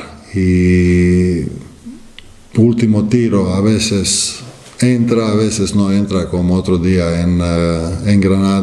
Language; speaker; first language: Spanish; non-native, fluent; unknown